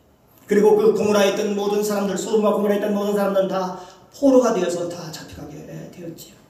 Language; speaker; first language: Korean; native; Korean